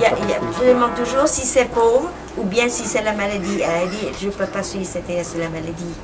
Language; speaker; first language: French; non-native, fluent; Vietnamese